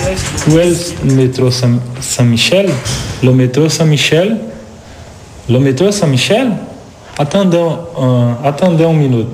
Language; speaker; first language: French; non-native, learner; Portuguese